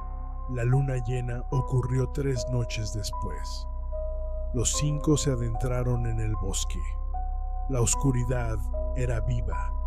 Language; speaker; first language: Spanish; native; Spanish